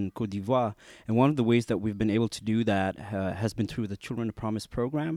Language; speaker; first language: English; non-native, local second language; Khasi